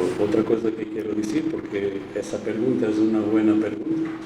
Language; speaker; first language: Spanish; non-native, fluent; Portuguese